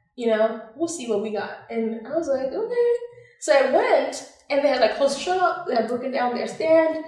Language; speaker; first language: English; non-native, local second language; Bemba